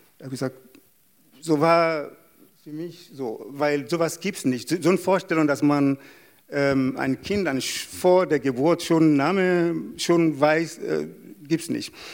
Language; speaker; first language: German; non-native, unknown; Yoruba